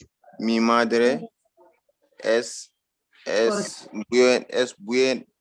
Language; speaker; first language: Spanish; non-native, learner; French